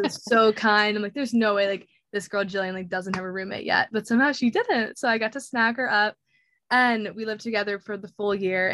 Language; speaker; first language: English; native; English